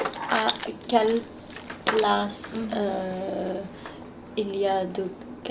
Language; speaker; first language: French; non-native, learner; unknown